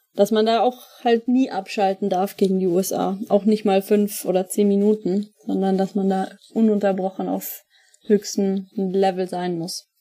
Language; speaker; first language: German; native; German